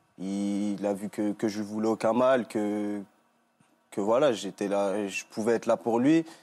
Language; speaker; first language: French; native; French